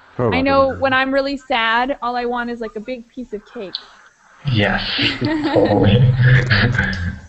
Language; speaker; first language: English; native; English